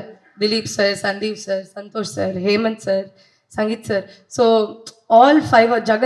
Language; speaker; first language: Tamil; non-native, learner; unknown